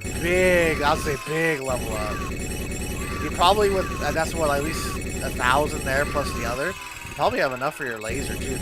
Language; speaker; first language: English; native; English